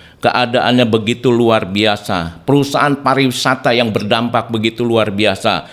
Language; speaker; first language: Indonesian; native; Indonesian